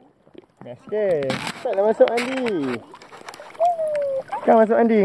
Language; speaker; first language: Malay; native; Malay